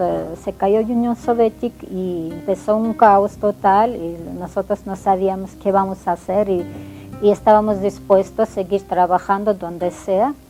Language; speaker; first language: Spanish; non-native, fluent; Russian